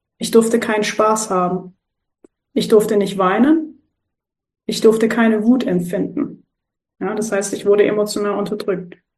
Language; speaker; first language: German; early bilingual, other home language; Turkish